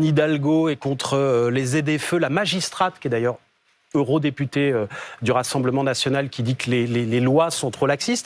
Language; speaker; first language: French; native; French